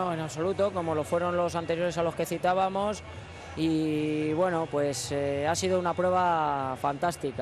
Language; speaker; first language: Spanish; native; Spanish